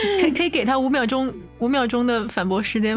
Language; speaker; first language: Chinese; native; Chinese